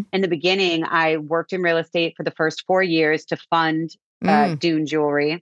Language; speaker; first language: English; native; English